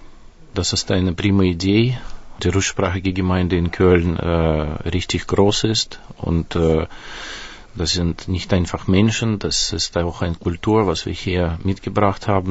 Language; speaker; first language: German; non-native, fluent; Russian